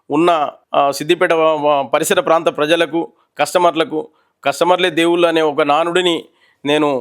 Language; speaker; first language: Telugu; native; Telugu